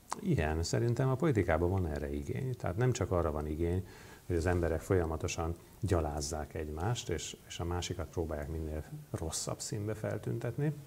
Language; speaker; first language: Hungarian; native; Hungarian